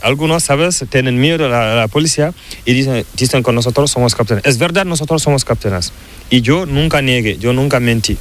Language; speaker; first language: Spanish; non-native, learner; Fula